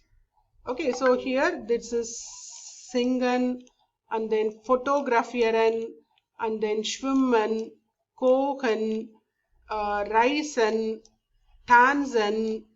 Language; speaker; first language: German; non-native, learner; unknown